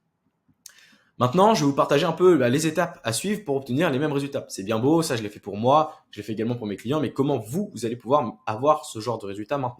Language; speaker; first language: French; native; French